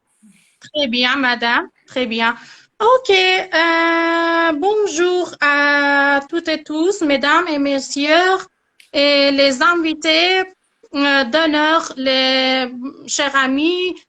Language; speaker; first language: French; non-native, learner; Persian